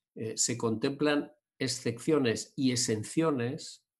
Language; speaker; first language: Spanish; native; Spanish